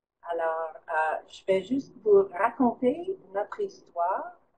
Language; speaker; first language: French; non-native, fluent; English